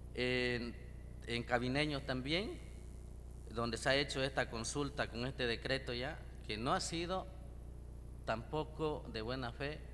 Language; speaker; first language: Spanish; native; Spanish